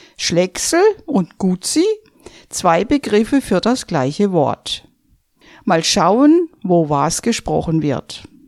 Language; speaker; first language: German; native; German